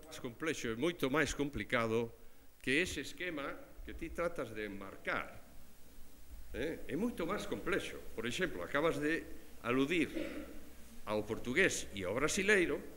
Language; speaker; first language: Galician; native; Galician